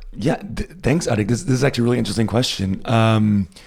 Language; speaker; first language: English; native; English